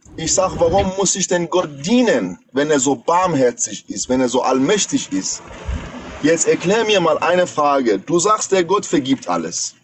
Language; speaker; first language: German; non-native, fluent; Persian